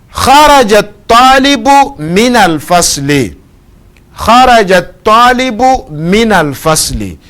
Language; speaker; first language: Arabic; non-native, fluent; Portuguese